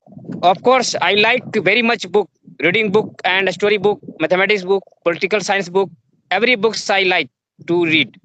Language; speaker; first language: English; non-native, learner; Hindi